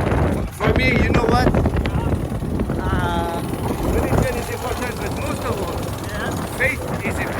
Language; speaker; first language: English; non-native, learner; French